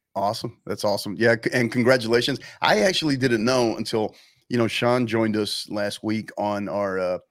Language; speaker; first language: English; native; English